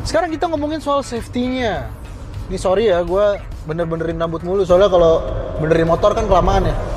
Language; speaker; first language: Indonesian; native; Indonesian